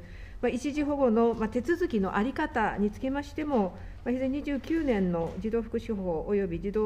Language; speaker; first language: Japanese; native; Japanese